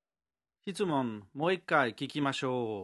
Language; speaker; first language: Japanese; non-native, learner; French